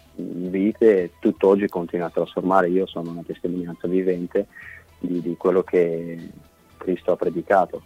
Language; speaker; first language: Italian; non-native, fluent; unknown